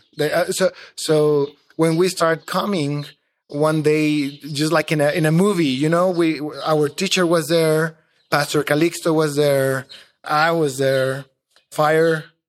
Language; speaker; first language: English; non-native, fluent; Spanish